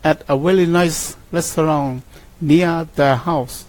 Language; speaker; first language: English; non-native, learner; Thai